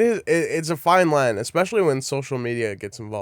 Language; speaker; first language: English; native; English